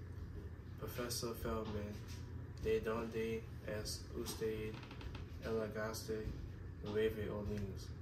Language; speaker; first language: Spanish; non-native, learner; English